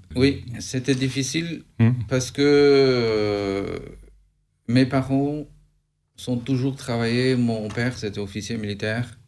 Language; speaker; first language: French; non-native, fluent; Albanian